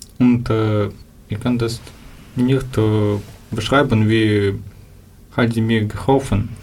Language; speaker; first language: German; non-native, learner; Ukrainian